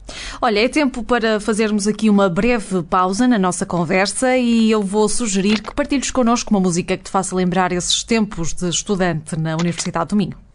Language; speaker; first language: Portuguese; native; Portuguese